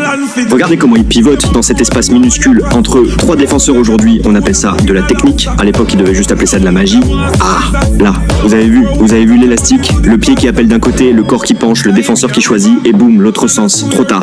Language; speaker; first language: French; native; French